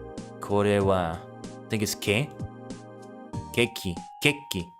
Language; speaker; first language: Japanese; non-native, learner; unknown